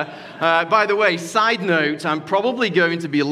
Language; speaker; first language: English; native; English